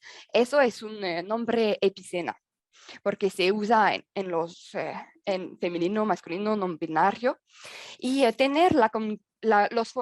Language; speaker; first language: Spanish; non-native, learner; French